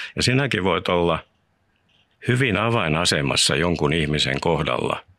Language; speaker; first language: Finnish; native; Finnish